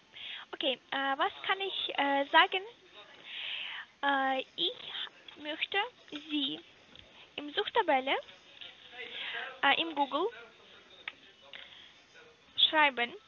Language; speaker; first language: German; non-native, learner; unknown